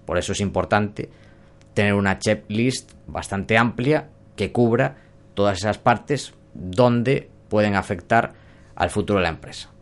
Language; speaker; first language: Spanish; native; Spanish